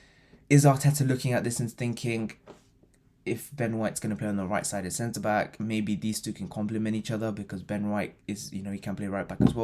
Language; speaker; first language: English; native; English